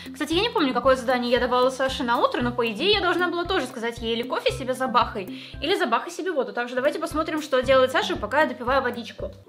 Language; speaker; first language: Russian; native; Russian